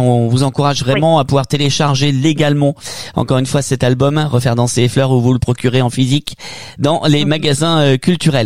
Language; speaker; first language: French; native; French